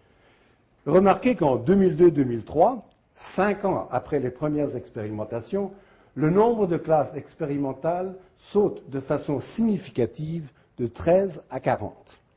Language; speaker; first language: French; native; French